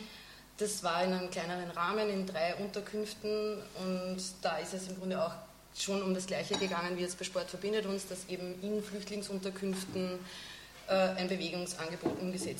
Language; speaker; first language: German; native; German